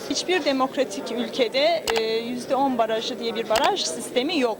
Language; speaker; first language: Turkish; native; Turkish